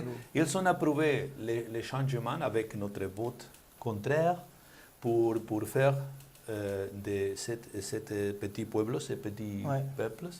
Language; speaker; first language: French; non-native, learner; Spanish